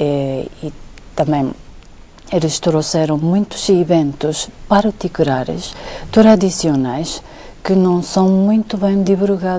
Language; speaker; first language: Portuguese; non-native, fluent; Japanese